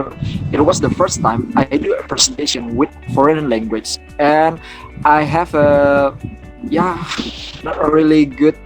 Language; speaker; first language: English; non-native, learner; Indonesian